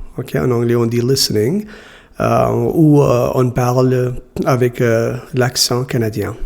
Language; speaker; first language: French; non-native, learner; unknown